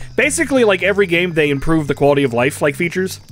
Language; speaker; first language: English; native; English